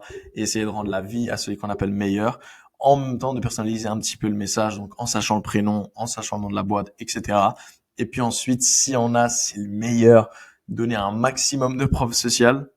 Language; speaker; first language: French; native; French